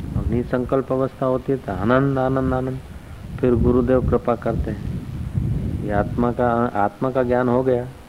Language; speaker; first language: Hindi; non-native, local second language; Sindhi